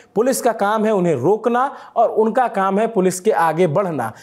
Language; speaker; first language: Hindi; native; Hindi